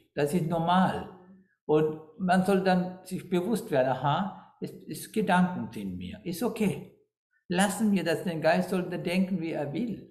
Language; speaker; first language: German; non-native, fluent; Sinhala